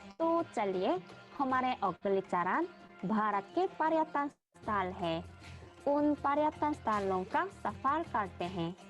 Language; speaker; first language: Hindi; non-native, learner; Korean